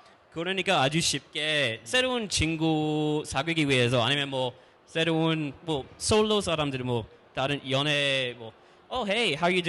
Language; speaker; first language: Korean; non-native, fluent; English